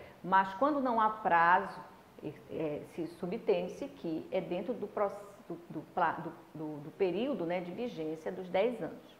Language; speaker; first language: Portuguese; native; Portuguese